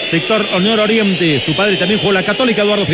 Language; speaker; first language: Spanish; native; Spanish